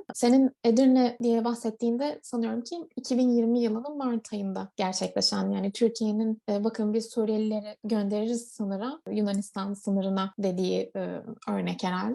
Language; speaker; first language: Turkish; native; Turkish